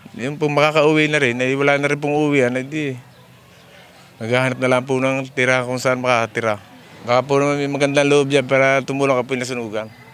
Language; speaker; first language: Filipino; native; Filipino